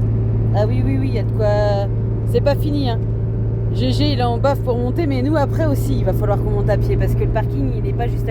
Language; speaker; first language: French; native; French